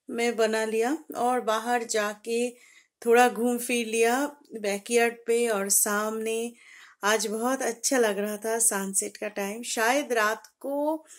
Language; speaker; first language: Hindi; non-native, local second language; Bangla